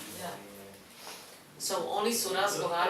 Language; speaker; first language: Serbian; non-native, fluent; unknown